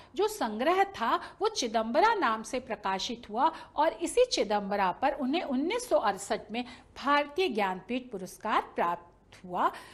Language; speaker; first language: Hindi; native; Hindi